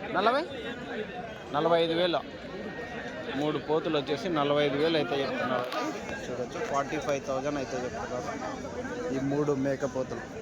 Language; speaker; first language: Telugu; native; Telugu